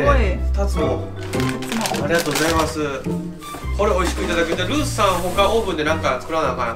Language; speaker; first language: Japanese; native; Japanese